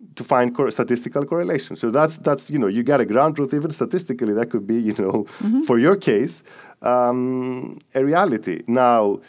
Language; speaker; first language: English; non-native, fluent; Greek